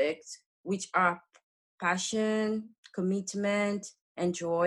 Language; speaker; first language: English; non-native, fluent; Italian